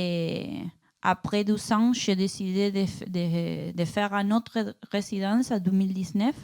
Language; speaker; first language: French; non-native, learner; Spanish